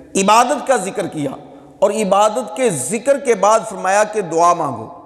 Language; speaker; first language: Urdu; non-native, local second language; Punjabi